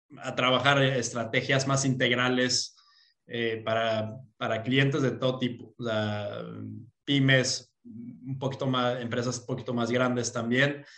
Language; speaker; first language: Spanish; non-native, fluent; English